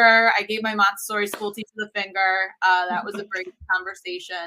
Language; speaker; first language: English; early bilingual, other home language; Italian